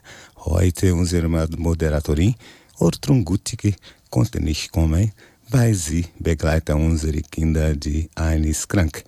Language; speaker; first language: German; non-native, fluent; Portuguese